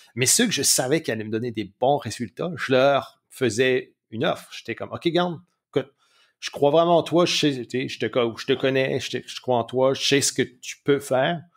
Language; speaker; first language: French; native; French